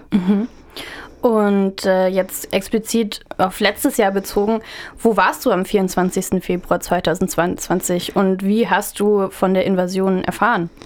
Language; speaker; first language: German; native; German